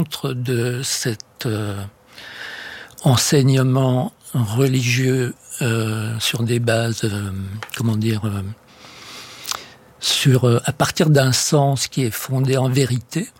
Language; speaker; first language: French; native; French